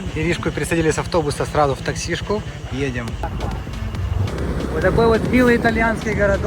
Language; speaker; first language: Russian; native; Russian